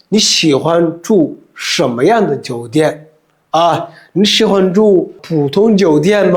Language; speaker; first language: Chinese; non-native, fluent; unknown